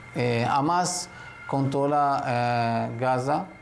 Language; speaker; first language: Spanish; non-native, fluent; Hebrew